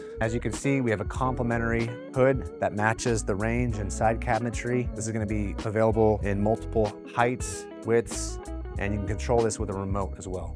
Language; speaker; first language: English; native; English